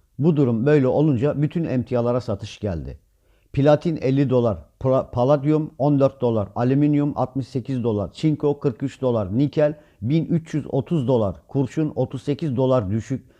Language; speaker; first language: Turkish; native; Turkish